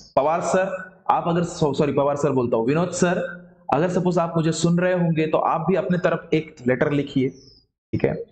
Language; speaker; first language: Hindi; non-native, local second language; Marathi